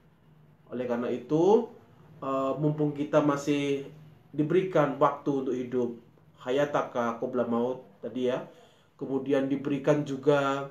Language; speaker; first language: Indonesian; native; Indonesian